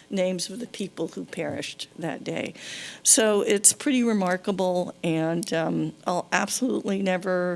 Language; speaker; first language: English; native; English